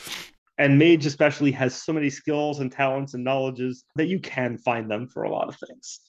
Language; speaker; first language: English; native; English